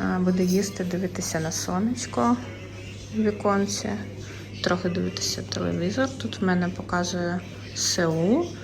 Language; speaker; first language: Ukrainian; non-native, local second language; Russian